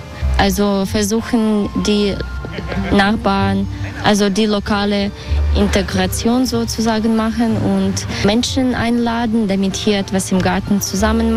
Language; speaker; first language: German; non-native, learner; Russian